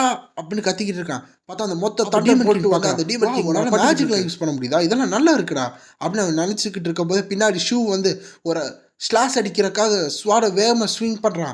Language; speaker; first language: Tamil; native; Tamil